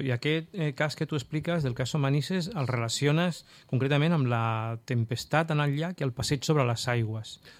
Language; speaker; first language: Catalan; native; Catalan